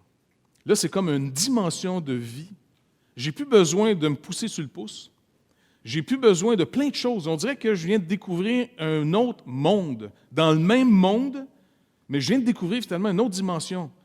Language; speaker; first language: French; native; French